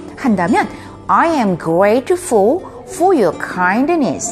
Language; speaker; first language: English; non-native, fluent; Korean